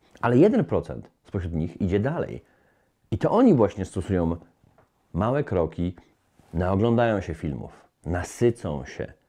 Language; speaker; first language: Polish; native; Polish